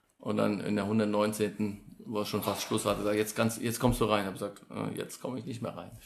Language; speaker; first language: German; early bilingual, other home language; Polish